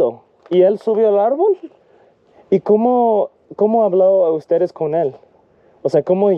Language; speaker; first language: Spanish; non-native, fluent; English